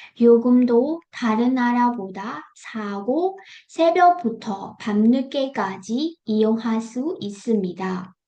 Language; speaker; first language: Korean; non-native, fluent; Burmese